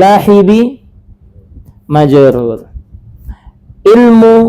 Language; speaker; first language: Arabic; non-native, fluent; Indonesian